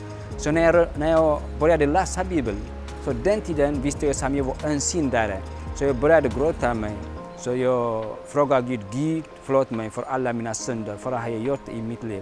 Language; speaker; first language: Swedish; non-native, learner; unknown